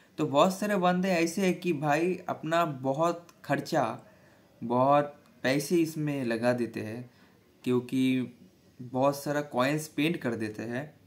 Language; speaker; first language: Hindi; non-native, local second language; Bangla